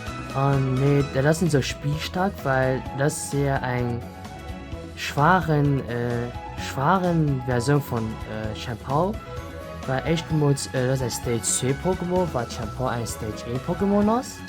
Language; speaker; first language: German; non-native, local second language; Luxembourgish